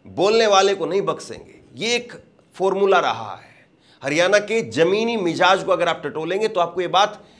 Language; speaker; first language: Hindi; native; Hindi